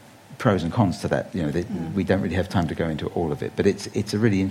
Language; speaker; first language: English; native; English